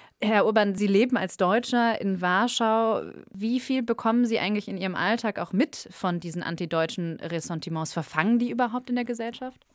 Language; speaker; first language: German; native; German